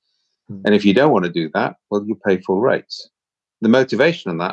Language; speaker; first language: English; native; English